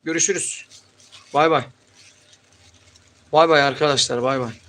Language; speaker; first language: Turkish; native; Turkish